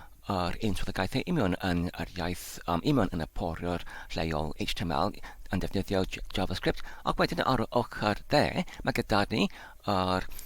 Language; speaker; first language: Welsh; non-native, learner; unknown